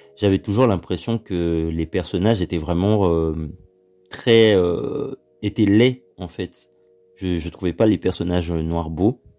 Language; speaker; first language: French; early bilingual, other home language; Lingala